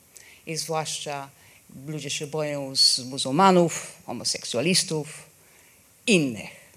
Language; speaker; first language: Polish; non-native, fluent; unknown